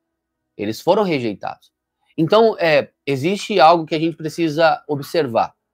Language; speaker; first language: Portuguese; native; Portuguese